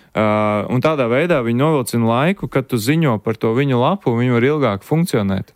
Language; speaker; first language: Latvian; native; Latvian